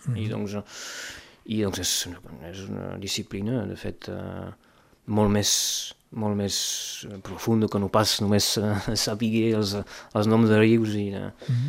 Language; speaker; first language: Catalan; non-native, local second language; French